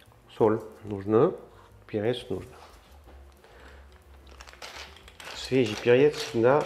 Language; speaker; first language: Russian; non-native, learner; French